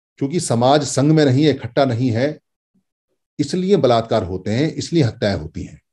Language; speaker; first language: Hindi; native; Hindi